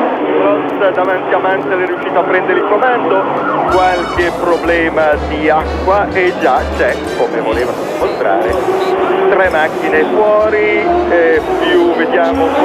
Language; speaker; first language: Italian; native; Italian